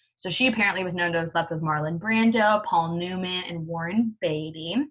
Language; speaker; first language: English; native; English